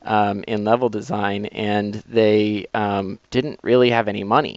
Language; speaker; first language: English; native; English